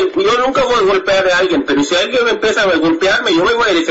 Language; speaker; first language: Spanish; non-native, fluent; English